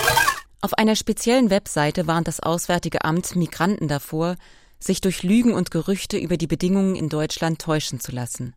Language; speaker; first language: German; native; German